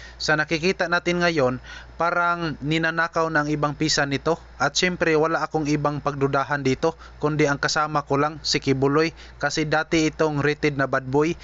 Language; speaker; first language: Filipino; native; Filipino